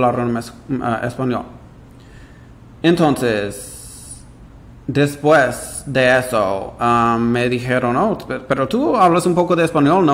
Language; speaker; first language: Spanish; non-native, fluent; English